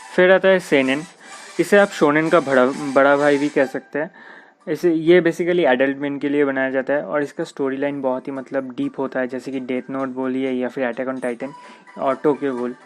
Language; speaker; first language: Hindi; non-native, local second language; Bangla